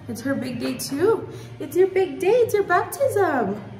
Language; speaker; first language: English; early bilingual, other home language; Spanish